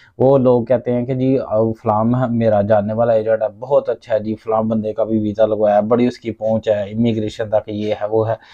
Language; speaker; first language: Urdu; non-native, local second language; Punjabi